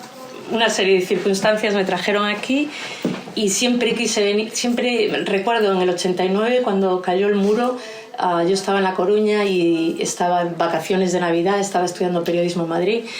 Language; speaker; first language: Spanish; native; Spanish